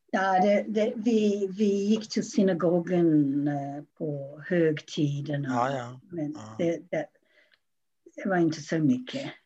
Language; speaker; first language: Swedish; non-native, fluent; English